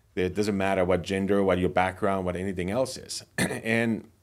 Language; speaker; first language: English; non-native, fluent; Finnish